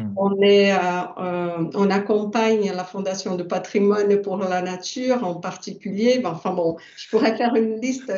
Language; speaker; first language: French; non-native, fluent; Portuguese